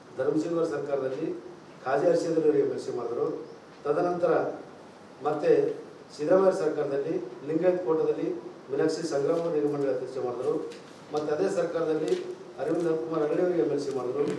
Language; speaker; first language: Kannada; native; Kannada